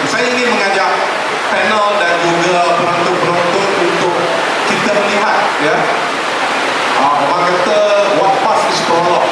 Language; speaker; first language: Malay; native; Malay